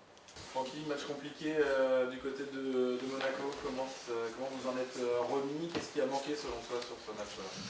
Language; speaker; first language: French; native; French